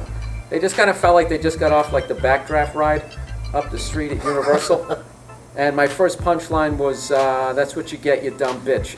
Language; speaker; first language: English; native; English